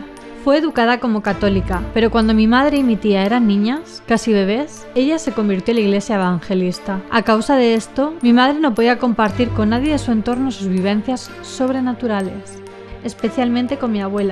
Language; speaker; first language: Spanish; native; Spanish